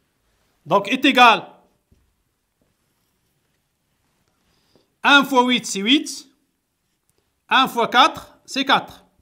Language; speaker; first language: French; non-native, local second language; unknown